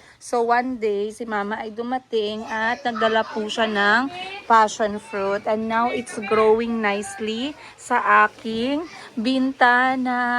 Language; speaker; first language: Filipino; non-native, local second language; Cebuano